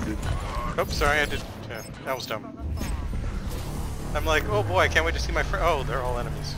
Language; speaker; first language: English; native; English